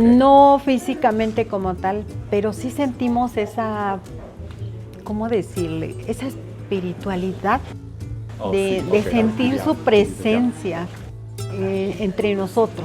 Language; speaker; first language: Spanish; native; Spanish